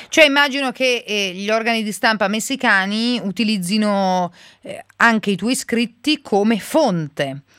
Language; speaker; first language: Italian; native; Italian